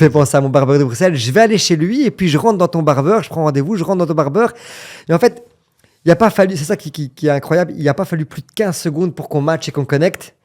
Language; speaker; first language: French; native; French